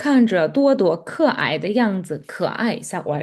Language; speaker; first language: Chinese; non-native, fluent; Georgian